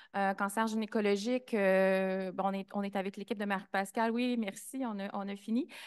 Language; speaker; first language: French; native; French